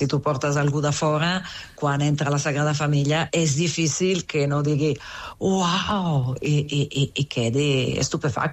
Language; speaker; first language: Catalan; non-native, fluent; Italian